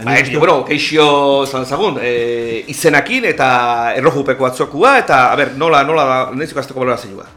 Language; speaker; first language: Basque; native; Basque